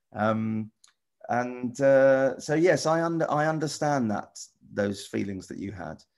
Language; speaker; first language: English; native; English